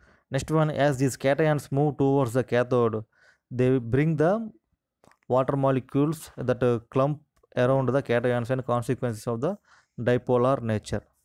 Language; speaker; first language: English; non-native, local second language; Telugu